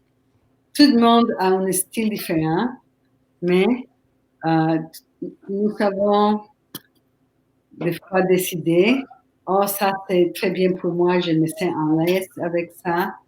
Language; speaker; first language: French; non-native, fluent; Spanish